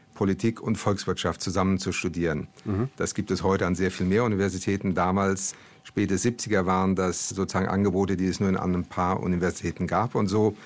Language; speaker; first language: German; early bilingual, other home language; Portuguese